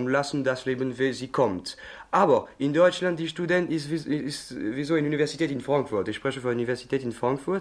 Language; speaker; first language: German; non-native, learner; French